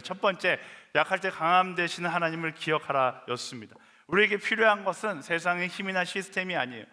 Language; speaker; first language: Korean; native; Korean